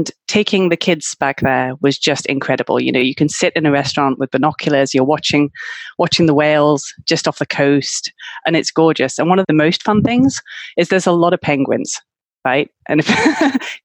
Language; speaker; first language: English; native; English